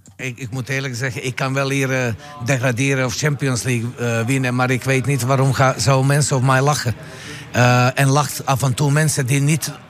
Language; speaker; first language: Dutch; non-native, fluent; Serbian